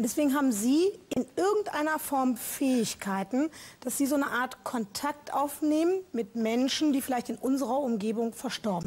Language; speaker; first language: German; native; German